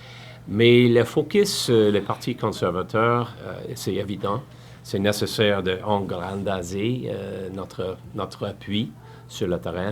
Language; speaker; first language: French; non-native, learner; English